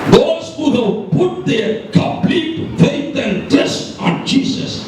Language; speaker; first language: English; non-native, local second language; Tamil